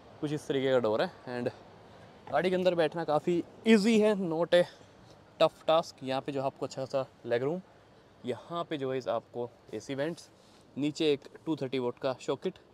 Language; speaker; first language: Hindi; native; Hindi